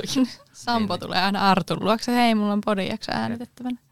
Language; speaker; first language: Finnish; native; Finnish